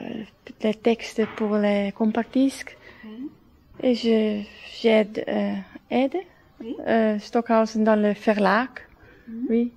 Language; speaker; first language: French; non-native, fluent; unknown